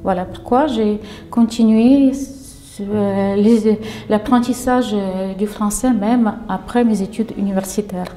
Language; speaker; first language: French; non-native, fluent; Ukrainian